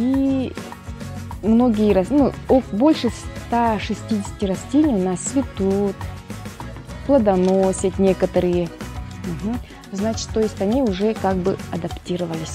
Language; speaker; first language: Russian; native; Russian